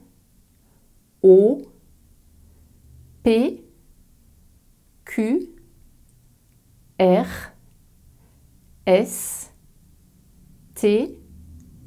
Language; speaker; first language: French; native; French